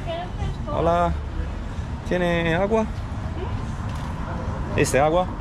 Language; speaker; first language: Spanish; non-native, learner; Italian